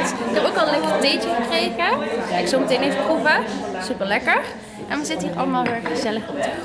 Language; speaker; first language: Dutch; native; Dutch